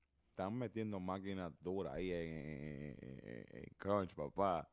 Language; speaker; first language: Spanish; early bilingual, heritage; Spanish